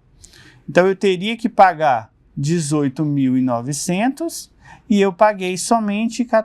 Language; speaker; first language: Portuguese; native; Portuguese